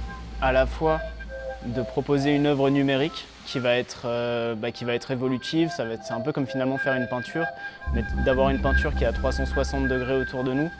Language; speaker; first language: French; native; French